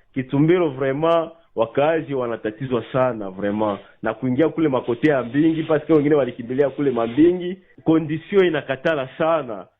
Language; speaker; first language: Swahili; native; Swahili